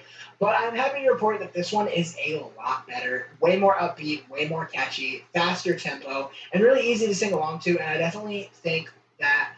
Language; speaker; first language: English; native; English